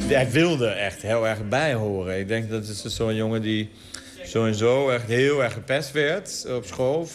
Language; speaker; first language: Dutch; non-native, fluent; Portuguese